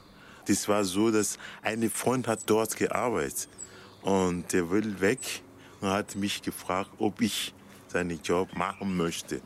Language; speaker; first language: German; non-native, learner; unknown